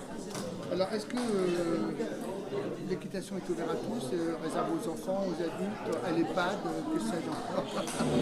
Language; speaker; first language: French; native; French